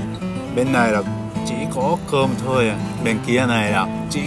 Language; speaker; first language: Vietnamese; non-native, learner; Japanese